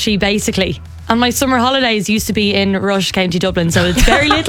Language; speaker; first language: English; native; English